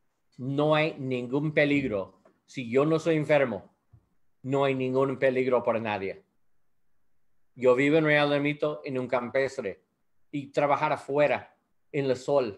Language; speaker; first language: Spanish; non-native, learner; English